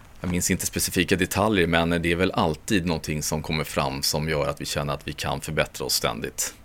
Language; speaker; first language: Swedish; native; Swedish